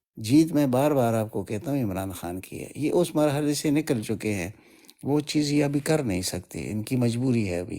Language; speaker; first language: Urdu; non-native, local second language; Pashto